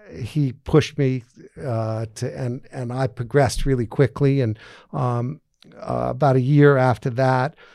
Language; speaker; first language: English; native; English